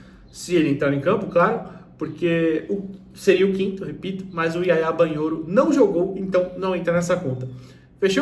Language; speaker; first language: Portuguese; native; Portuguese